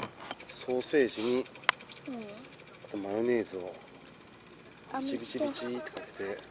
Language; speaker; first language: Japanese; native; Japanese